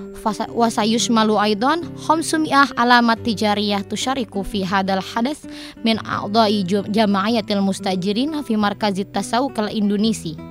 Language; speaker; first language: Arabic; non-native, fluent; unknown